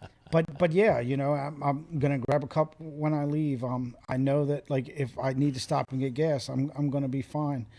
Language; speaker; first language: English; native; English